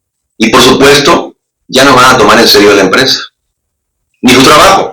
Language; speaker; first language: Spanish; native; Spanish